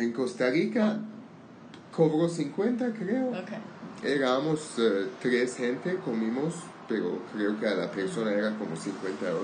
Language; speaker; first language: Spanish; non-native, learner; Armenian